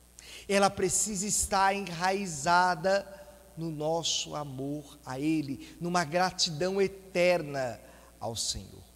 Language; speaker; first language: Portuguese; native; Portuguese